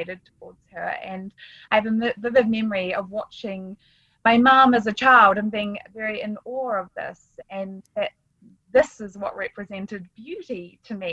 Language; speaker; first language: English; native; English